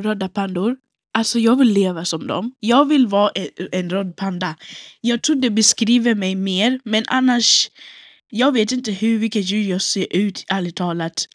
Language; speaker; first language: Swedish; non-native, local second language; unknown